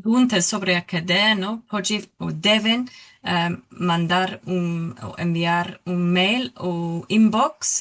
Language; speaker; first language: Portuguese; non-native, learner; English